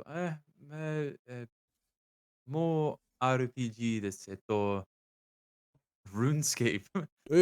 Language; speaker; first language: Japanese; non-native, learner; English